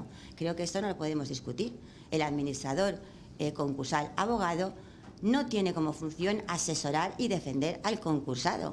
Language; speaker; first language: Spanish; native; Spanish